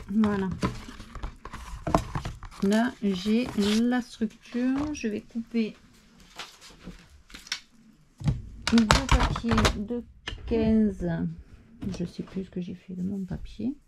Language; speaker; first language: French; native; French